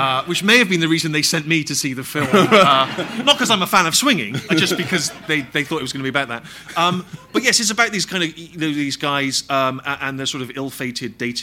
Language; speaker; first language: English; native; English